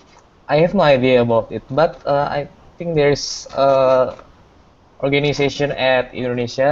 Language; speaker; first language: English; non-native, fluent; Indonesian